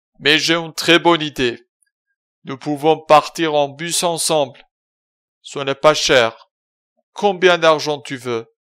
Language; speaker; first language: French; non-native, fluent; Persian